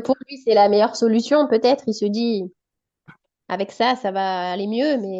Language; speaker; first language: French; native; French